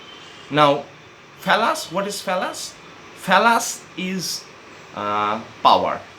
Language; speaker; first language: English; non-native, local second language; Bangla